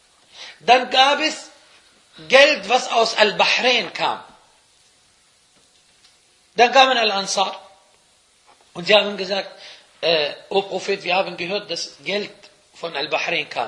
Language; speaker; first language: German; non-native, fluent; Arabic